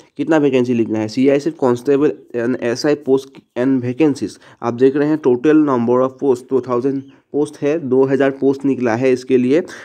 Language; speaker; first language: Hindi; non-native, local second language; Assamese